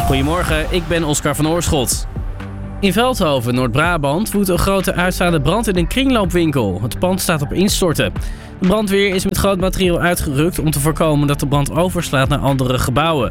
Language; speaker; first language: Dutch; native; Dutch